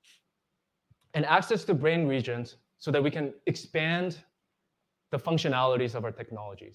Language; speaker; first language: English; non-native, fluent; Korean